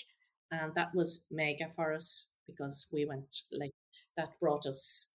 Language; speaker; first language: English; native; English